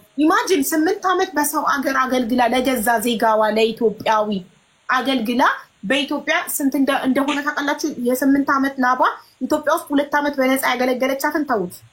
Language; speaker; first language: Amharic; native; Amharic